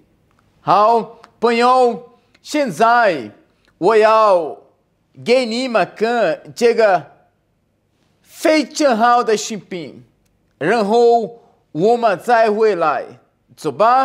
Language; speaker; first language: Chinese; non-native, learner; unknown